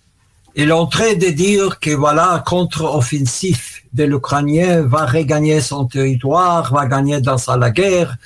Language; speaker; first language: French; non-native, learner; Russian